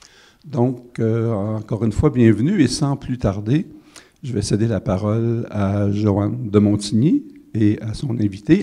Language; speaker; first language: French; native; French